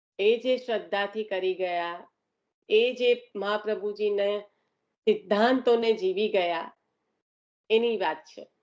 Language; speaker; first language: Gujarati; early bilingual, heritage; Gujarati